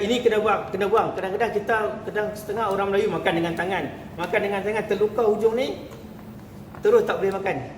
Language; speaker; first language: Malay; native; Malay